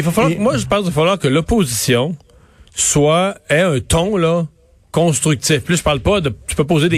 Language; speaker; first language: French; native; French